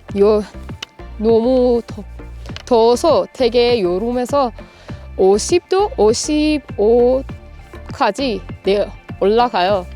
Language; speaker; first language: Korean; non-native, learner; Persian